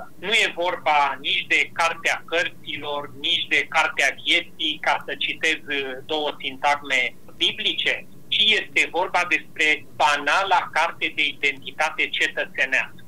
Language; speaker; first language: Romanian; native; Romanian